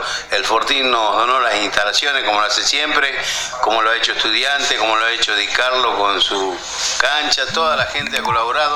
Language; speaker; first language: Spanish; native; Spanish